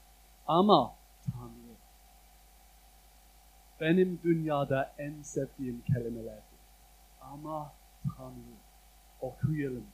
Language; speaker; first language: Turkish; non-native, fluent; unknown